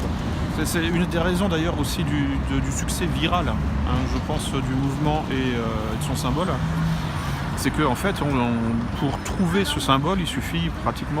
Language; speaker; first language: French; native; French